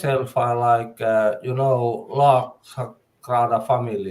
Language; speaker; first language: English; non-native, learner; Finnish